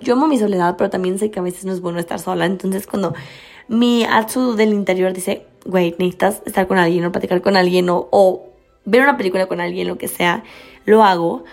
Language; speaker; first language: Spanish; native; Spanish